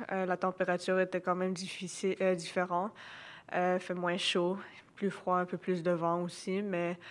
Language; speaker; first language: French; non-native, local second language; English